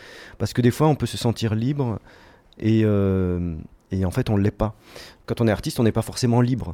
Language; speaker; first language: French; native; French